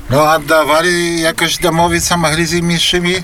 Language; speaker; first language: Polish; non-native, local second language; Belarusian